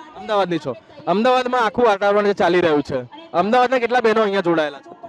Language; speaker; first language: Gujarati; native; Gujarati